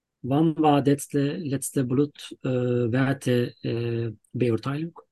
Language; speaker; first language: German; non-native, learner; Turkish